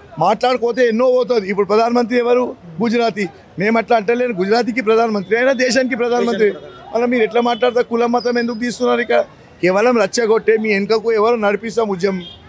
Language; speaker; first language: Telugu; non-native, local second language; Gujarati